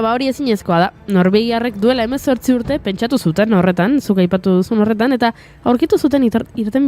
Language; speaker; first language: Basque; native; Basque